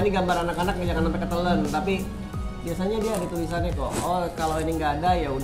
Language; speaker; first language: Indonesian; native; Indonesian